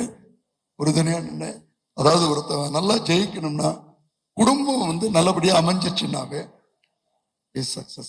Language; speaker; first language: Tamil; native; Tamil